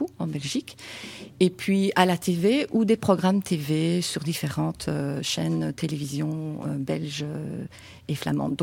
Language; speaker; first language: French; native; French